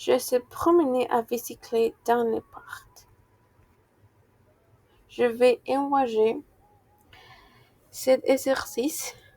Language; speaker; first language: French; non-native, fluent; Spanish